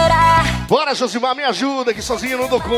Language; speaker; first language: Portuguese; native; Portuguese